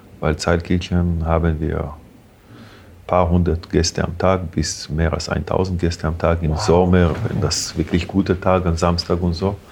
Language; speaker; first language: German; non-native, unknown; Hebrew